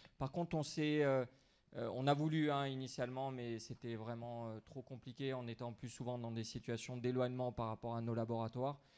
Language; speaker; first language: French; native; French